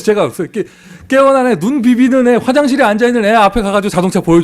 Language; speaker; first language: Korean; native; Korean